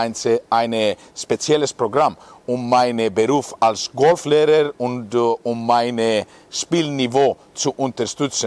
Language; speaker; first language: German; non-native, fluent; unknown